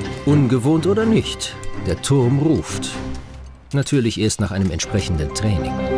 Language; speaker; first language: German; native; German